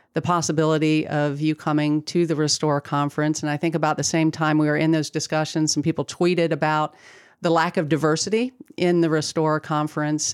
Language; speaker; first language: English; native; English